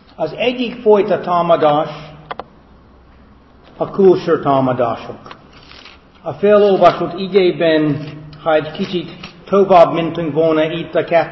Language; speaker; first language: Hungarian; non-native, fluent; English